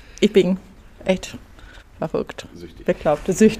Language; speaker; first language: German; non-native, learner; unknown